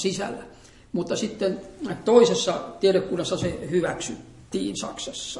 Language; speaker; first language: Finnish; native; Finnish